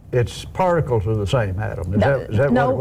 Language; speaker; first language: English; native; English